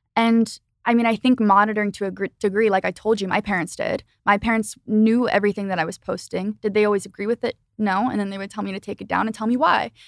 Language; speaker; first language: English; native; English